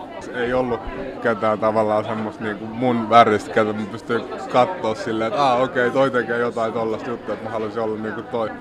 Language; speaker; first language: Finnish; native; Finnish